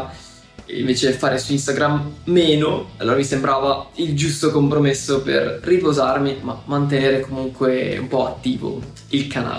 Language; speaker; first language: Italian; native; Italian